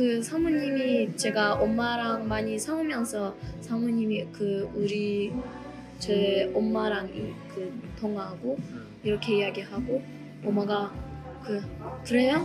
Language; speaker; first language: Korean; early bilingual, other home language; Russian